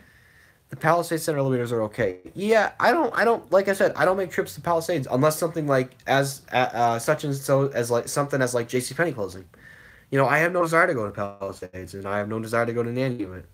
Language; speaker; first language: English; native; English